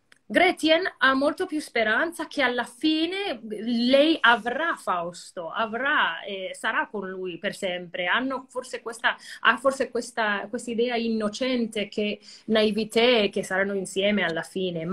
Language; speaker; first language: Italian; non-native, fluent; English